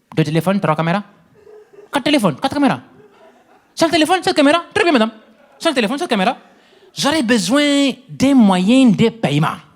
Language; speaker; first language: French; non-native, local second language; Arabic